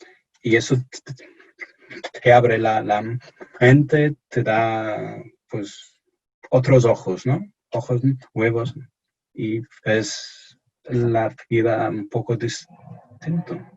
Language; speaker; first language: Spanish; non-native, fluent; English